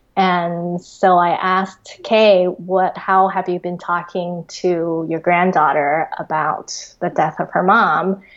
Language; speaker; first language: English; early bilingual, other home language; Chinese